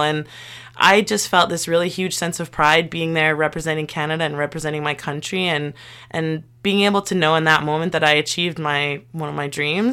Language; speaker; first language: English; native; English